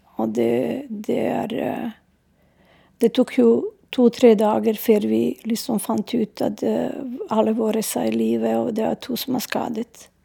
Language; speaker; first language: Norwegian; non-native, fluent; Serbian